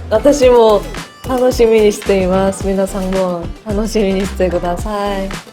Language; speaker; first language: Japanese; non-native, learner; Korean